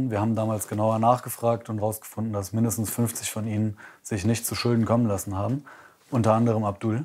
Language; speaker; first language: German; native; German